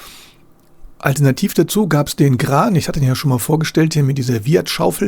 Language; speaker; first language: German; native; German